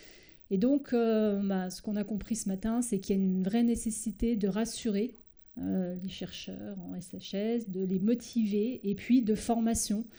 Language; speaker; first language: French; native; French